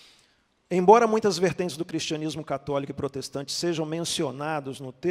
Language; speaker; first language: Portuguese; native; Portuguese